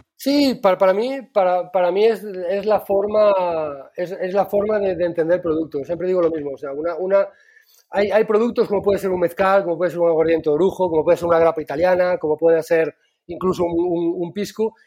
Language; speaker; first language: Spanish; native; Spanish